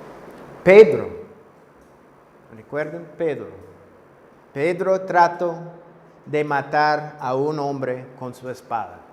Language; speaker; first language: Spanish; non-native, fluent; English